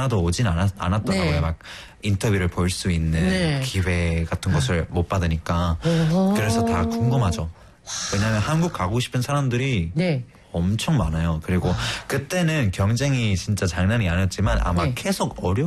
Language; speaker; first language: Korean; non-native, fluent; Spanish